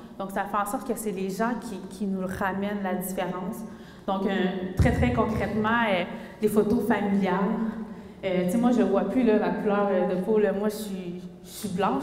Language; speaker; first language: French; early bilingual, other home language; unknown